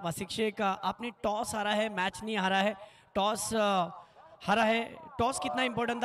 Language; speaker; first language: Hindi; non-native, local second language; Marathi